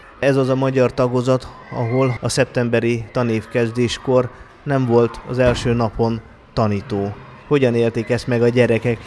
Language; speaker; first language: Hungarian; native; Hungarian